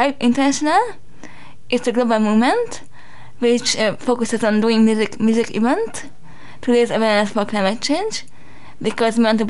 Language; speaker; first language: English; non-native, fluent; Hungarian